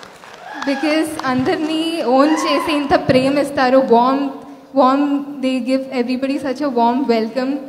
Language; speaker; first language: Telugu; non-native, fluent; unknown